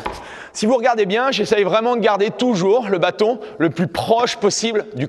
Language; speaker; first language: French; native; French